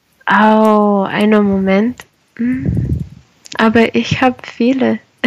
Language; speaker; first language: German; non-native, learner; Spanish